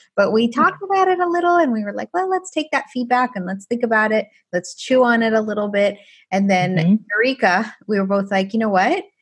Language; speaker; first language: English; non-native, fluent; Persian